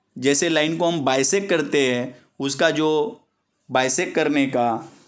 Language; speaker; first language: Hindi; non-native, local second language; Marathi